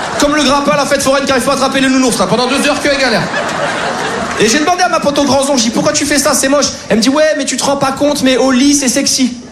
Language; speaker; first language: French; native; French